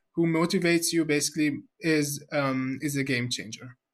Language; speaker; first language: English; non-native, fluent; Arabic